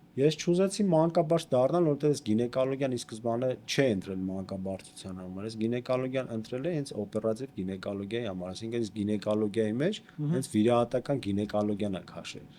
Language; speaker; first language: Armenian; native; Armenian